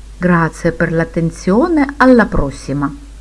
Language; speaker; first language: Italian; non-native, fluent; Ukrainian